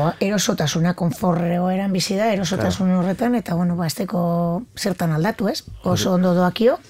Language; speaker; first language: Basque; native; Basque